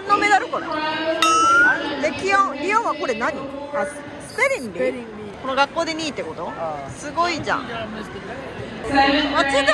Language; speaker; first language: Japanese; native; Japanese